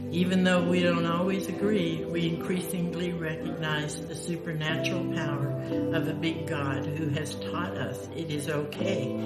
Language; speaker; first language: English; native; English